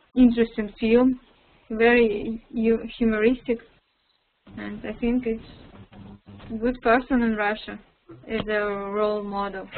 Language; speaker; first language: English; non-native, learner; Russian